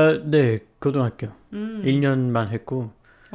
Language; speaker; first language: Korean; non-native, fluent; French